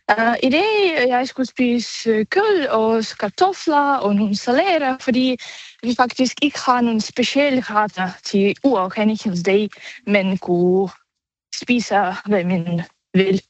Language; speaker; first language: Danish; non-native, learner; Ukrainian